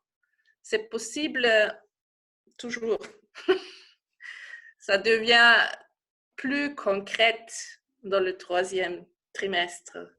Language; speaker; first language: French; non-native, learner; German